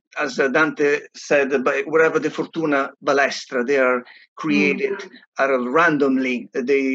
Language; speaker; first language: English; non-native, fluent; Italian